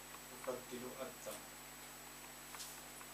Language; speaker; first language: Arabic; non-native, learner; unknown